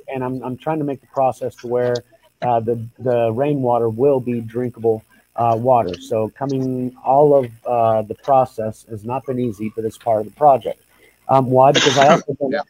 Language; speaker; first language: English; native; English